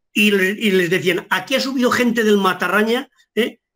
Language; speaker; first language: Spanish; native; Spanish